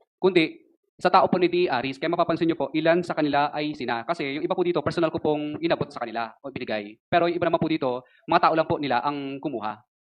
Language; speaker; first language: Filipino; non-native, local second language; Cebuano